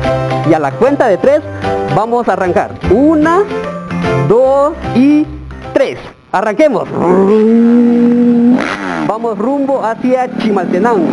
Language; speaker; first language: Spanish; native; Spanish